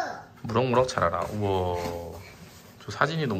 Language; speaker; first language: Korean; native; Korean